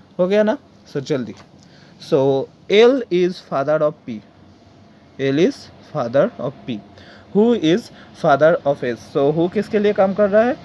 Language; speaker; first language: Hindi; non-native, local second language; Bangla